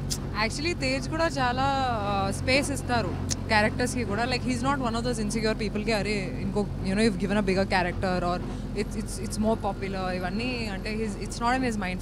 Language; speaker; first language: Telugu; non-native, fluent; Hindi